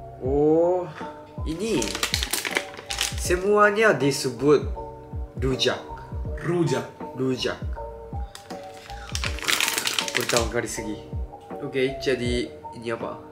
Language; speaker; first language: Indonesian; non-native, learner; Japanese